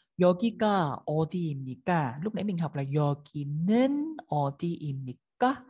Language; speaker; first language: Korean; non-native, fluent; Vietnamese